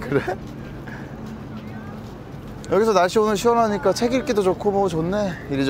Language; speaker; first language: Korean; native; Korean